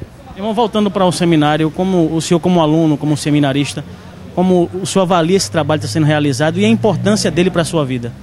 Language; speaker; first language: Portuguese; native; Portuguese